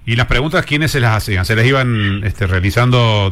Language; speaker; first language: Spanish; native; Spanish